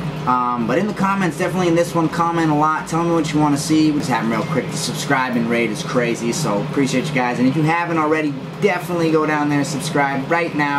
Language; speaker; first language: English; native; English